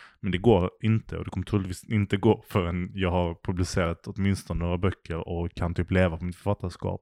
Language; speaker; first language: Swedish; early bilingual, other home language; Turkish